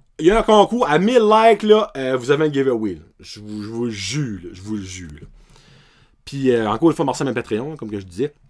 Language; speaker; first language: French; native; French